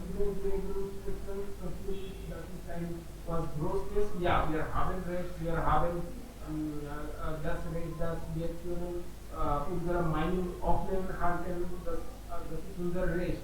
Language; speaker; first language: German; non-native, learner; Hindi